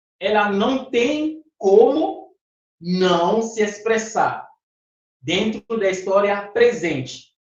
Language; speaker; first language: Portuguese; non-native, fluent; Fon